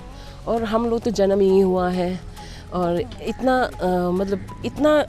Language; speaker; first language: Hindi; non-native, local second language; Tibetan